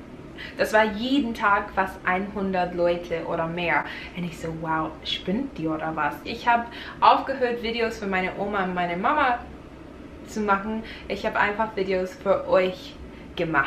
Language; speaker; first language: German; non-native, fluent; English